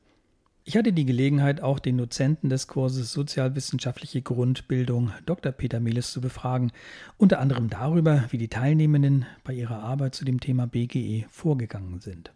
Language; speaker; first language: German; native; German